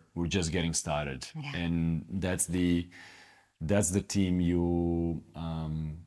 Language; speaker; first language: English; non-native, fluent; Croatian